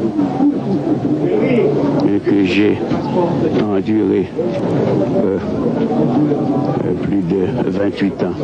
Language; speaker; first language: French; non-native, local second language; Haitian Creole